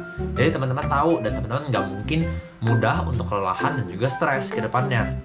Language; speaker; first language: Indonesian; native; Indonesian